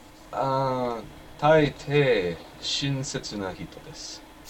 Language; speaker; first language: Japanese; non-native, learner; English